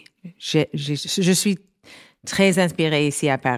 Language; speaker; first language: French; non-native, learner; English